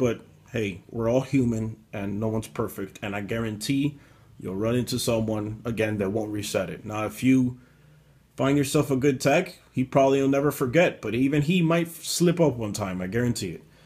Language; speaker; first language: English; native; English